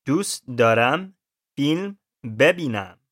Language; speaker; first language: Persian; non-native, learner; English